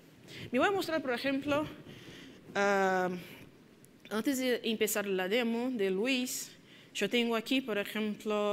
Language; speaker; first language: Spanish; non-native, fluent; Portuguese